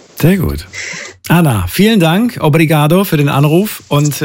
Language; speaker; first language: German; native; German